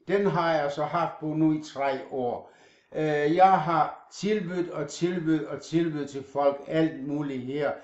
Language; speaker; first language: Danish; non-native, fluent; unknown